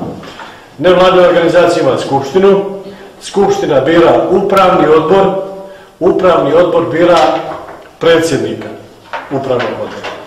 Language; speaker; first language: Bosnian; native; Bosnian